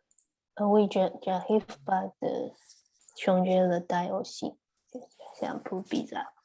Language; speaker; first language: French; non-native, learner; Chinese